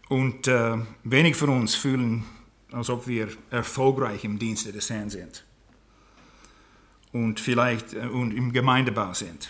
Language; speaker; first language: German; non-native, fluent; English